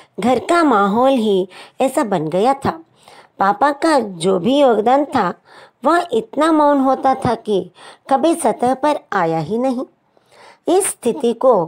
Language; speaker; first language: Hindi; non-native, local second language; Telugu